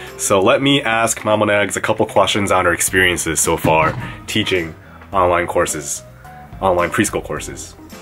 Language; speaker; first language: English; early bilingual, other home language; Japanese